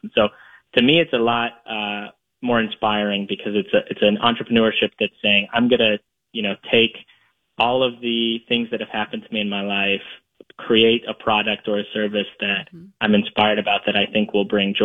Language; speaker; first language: English; native; English